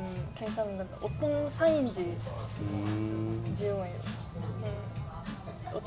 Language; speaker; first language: Korean; non-native, learner; Japanese